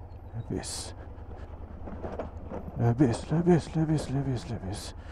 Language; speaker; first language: Arabic; native; Arabic